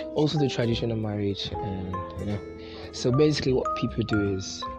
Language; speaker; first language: English; non-native, local second language; Yoruba